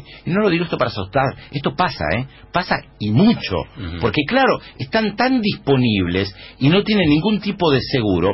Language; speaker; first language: Spanish; native; Spanish